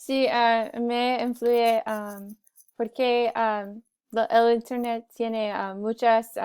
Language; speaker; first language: Spanish; non-native, learner; English